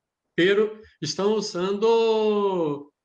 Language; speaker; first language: Spanish; non-native, learner; Portuguese